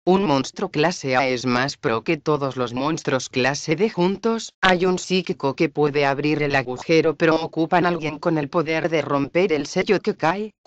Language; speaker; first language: Spanish; native; Spanish